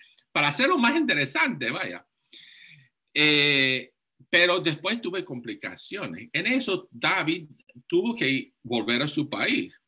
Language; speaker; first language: Spanish; non-native, fluent; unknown